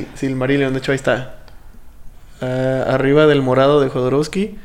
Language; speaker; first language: Spanish; native; Spanish